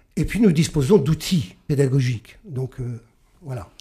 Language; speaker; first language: French; native; French